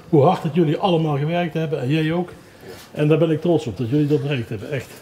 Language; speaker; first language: Dutch; native; Dutch